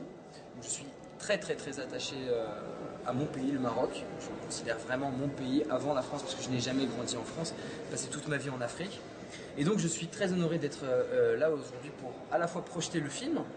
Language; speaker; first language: French; early bilingual, heritage; French